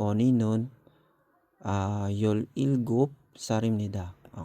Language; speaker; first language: Korean; non-native, learner; Filipino